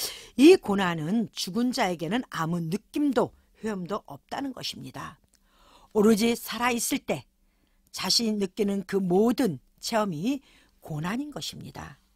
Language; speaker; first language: Korean; native; Korean